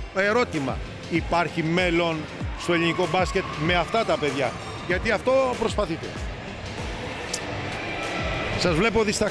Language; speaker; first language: Greek; native; Greek